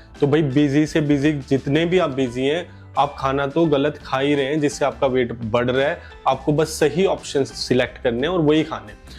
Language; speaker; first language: Hindi; native; Hindi